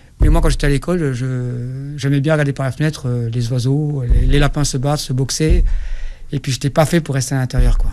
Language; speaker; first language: French; non-native, local second language; Kabyle